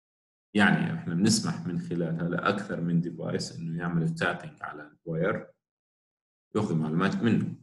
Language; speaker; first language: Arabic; native; Arabic